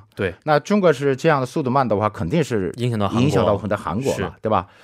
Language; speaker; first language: Chinese; non-native, fluent; Korean